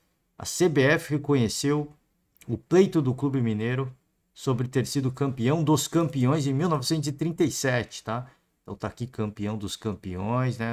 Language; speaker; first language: Portuguese; native; Portuguese